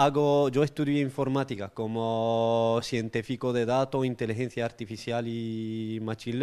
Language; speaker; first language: Spanish; non-native, local second language; Arabic